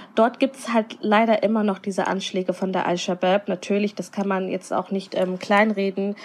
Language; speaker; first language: German; non-native, local second language; Somali